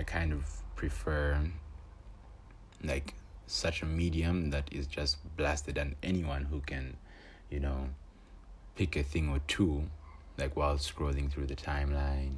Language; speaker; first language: English; non-native, local second language; Bemba